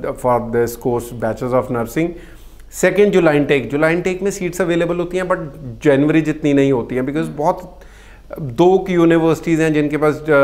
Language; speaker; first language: Hindi; non-native, local second language; Punjabi